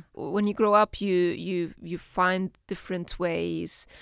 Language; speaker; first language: English; non-native, fluent; Arabic